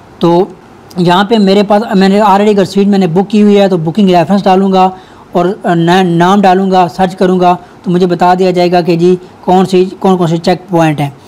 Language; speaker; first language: Urdu; non-native, local second language; Punjabi